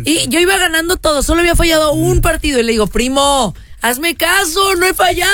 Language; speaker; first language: Spanish; native; Spanish